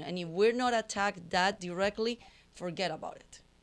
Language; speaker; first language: English; non-native, fluent; Spanish